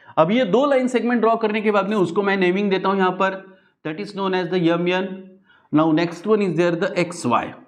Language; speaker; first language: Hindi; non-native, local second language; Marathi